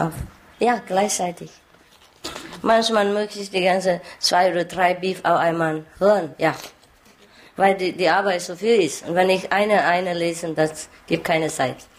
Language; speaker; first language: German; non-native, learner; Vietnamese